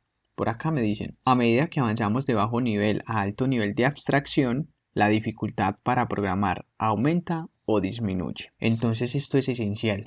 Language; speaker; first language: Spanish; native; Spanish